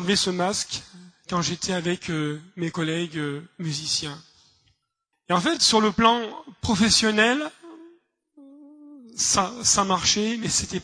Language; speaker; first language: French; native; French